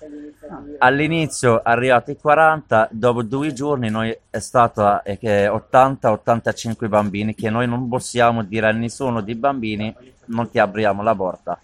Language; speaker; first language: Italian; non-native, learner; Arabic